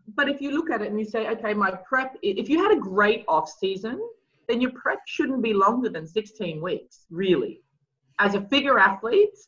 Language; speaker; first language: English; native; English